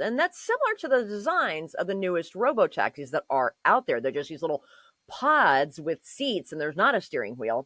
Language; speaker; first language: English; native; English